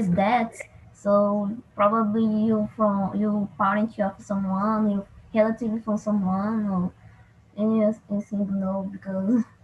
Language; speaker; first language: English; non-native, learner; Portuguese